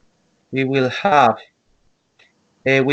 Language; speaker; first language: English; non-native, learner; Spanish